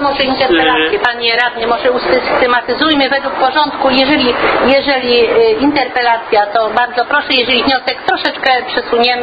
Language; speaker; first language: Polish; native; Polish